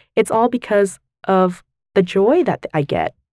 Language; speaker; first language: English; early bilingual, other home language; Vietnamese